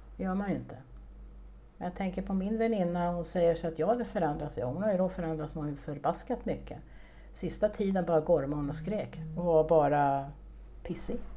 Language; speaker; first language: Swedish; native; Swedish